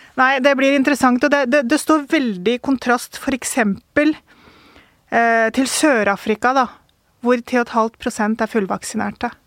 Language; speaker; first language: Norwegian; early bilingual, other home language; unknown